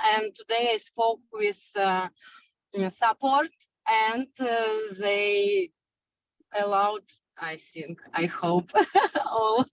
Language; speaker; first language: English; non-native, learner; Russian